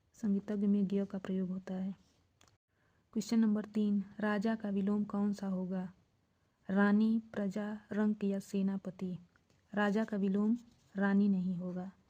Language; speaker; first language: Hindi; native; Hindi